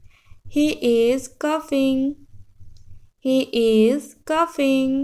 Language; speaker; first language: English; non-native, local second language; Hindi